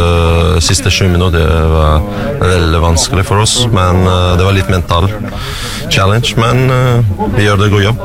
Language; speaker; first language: Norwegian; non-native, learner; Russian